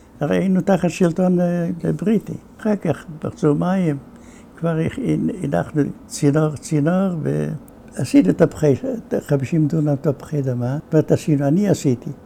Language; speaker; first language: Hebrew; non-native, fluent; Yiddish